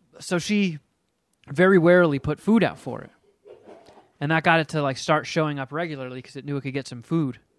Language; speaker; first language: English; native; English